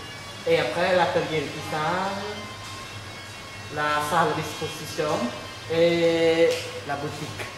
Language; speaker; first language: French; non-native, fluent; Khmer